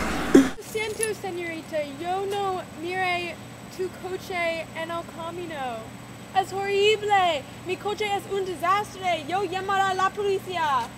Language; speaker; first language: Spanish; non-native, learner; English